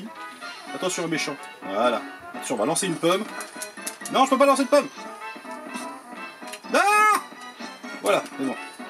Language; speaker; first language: French; native; French